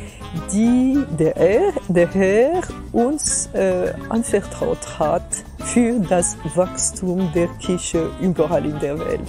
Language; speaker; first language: German; non-native, fluent; French